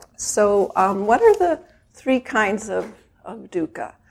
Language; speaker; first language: English; native; English